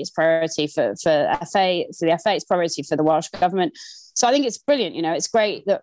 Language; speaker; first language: English; native; English